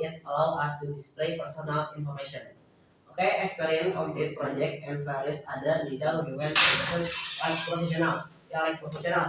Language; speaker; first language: English; non-native, learner; Indonesian